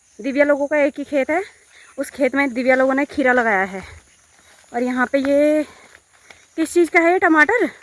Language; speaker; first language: Hindi; non-native, local second language; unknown